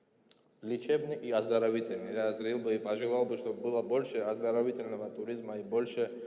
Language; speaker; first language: Russian; non-native, fluent; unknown